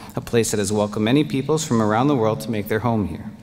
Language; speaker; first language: English; native; English